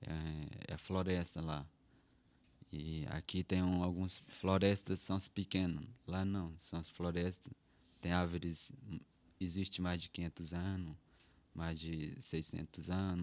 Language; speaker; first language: Portuguese; non-native, local second language; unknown